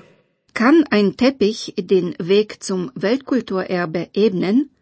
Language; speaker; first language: German; non-native, fluent; Bulgarian